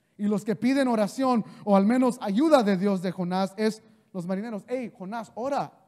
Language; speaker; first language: Spanish; early bilingual, heritage; Spanish